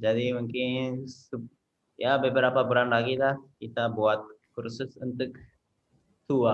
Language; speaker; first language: Indonesian; non-native, fluent; Japanese